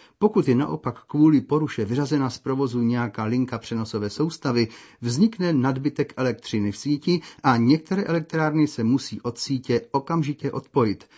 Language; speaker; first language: Czech; native; Czech